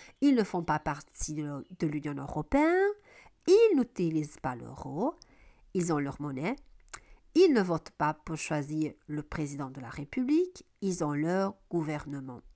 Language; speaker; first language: French; non-native, fluent; Italian